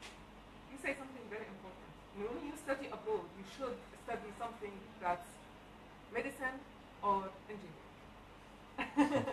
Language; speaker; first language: English; non-native, learner; Arabic